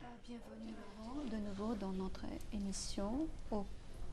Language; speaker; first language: French; non-native, fluent; Macedonian